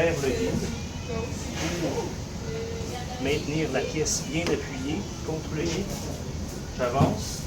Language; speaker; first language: French; native; French